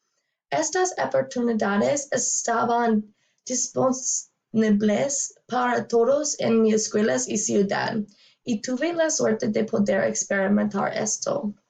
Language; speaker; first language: Spanish; non-native, learner; English